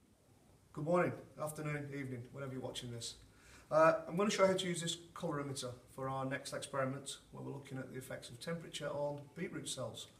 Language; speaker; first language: English; native; English